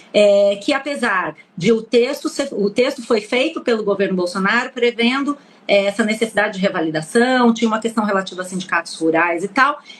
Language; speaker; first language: Portuguese; native; Portuguese